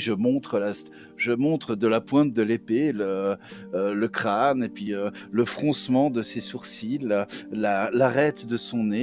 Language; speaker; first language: French; native; French